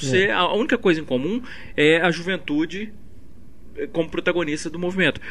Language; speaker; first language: Portuguese; native; Portuguese